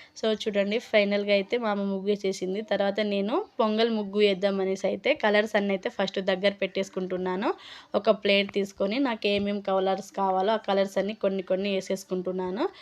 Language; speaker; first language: Telugu; non-native, local second language; Lambadi